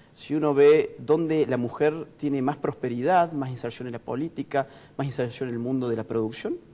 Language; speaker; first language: Spanish; native; Spanish